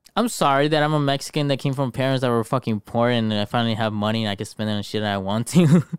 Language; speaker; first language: English; early bilingual, other home language; Spanish